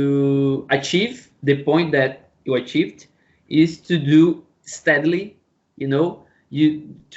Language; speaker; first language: English; non-native, learner; Portuguese